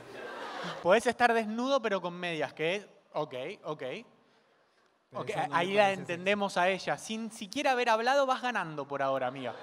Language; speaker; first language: Spanish; native; Spanish